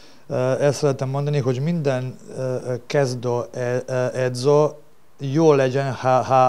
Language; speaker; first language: Hungarian; non-native, learner; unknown